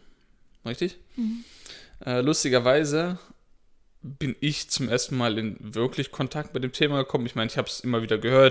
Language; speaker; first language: German; native; German